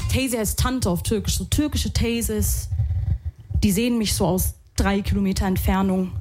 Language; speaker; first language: German; early bilingual, other home language; Arabic